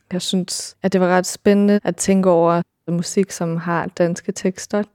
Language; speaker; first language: Danish; early bilingual, heritage; Danish